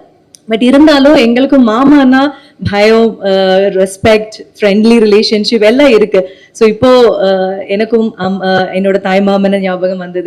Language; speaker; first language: Tamil; non-native, local second language; Malayalam